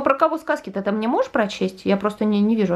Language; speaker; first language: Russian; native; Russian